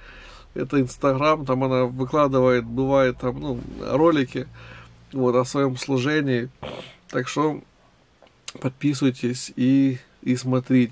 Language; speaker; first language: Russian; native; Russian